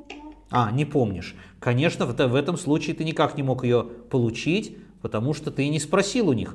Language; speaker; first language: Russian; native; Russian